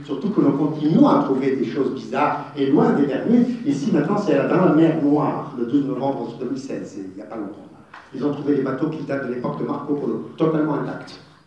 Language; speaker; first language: French; non-native, local second language; Arabic